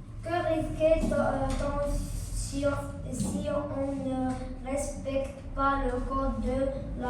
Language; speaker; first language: French; non-native, learner; Arabic